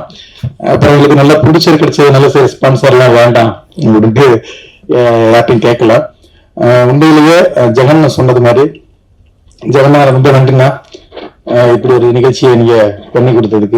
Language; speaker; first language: Tamil; native; Tamil